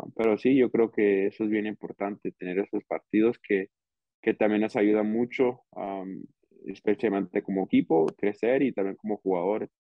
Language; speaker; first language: Spanish; early bilingual, heritage; Spanish